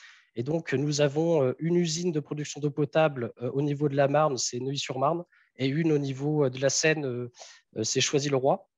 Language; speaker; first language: French; native; French